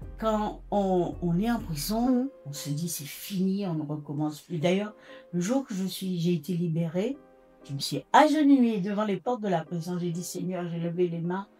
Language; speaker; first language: French; native; French